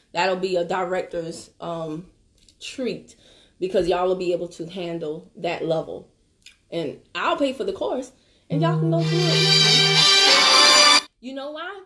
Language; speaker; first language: English; native; English